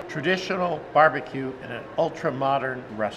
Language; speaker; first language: English; native; English